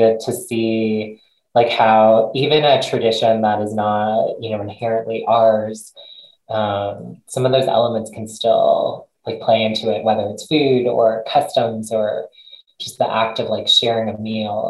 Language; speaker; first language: English; native; English